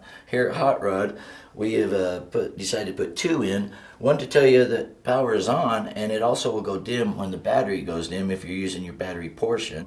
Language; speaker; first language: English; native; English